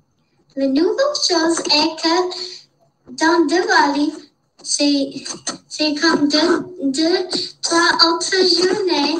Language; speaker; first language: French; non-native, learner; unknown